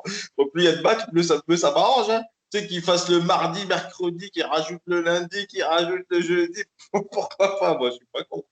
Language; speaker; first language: French; native; French